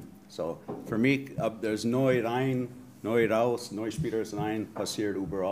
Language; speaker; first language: German; non-native, fluent; English